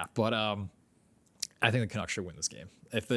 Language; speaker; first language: English; native; English